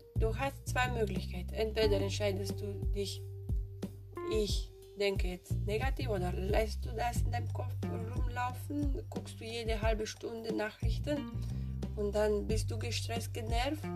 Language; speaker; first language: German; non-native, fluent; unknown